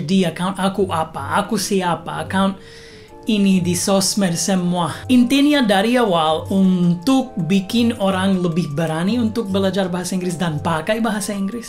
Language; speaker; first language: Indonesian; non-native, fluent; English